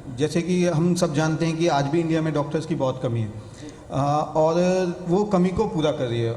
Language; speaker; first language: Hindi; native; Hindi